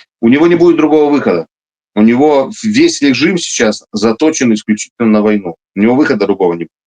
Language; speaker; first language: Russian; native; Russian